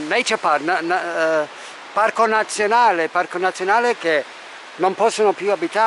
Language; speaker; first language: Italian; non-native, fluent; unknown